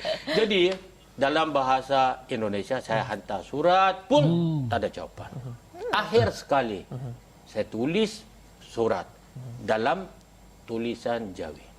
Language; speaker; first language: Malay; non-native, learner; Korean